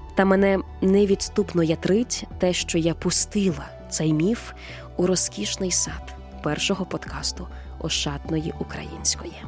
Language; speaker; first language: Ukrainian; native; Ukrainian